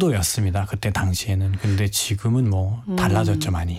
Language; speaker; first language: Korean; non-native, fluent; Nepali